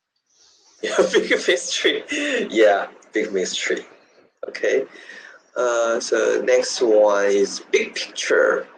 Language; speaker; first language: English; non-native, learner; Chinese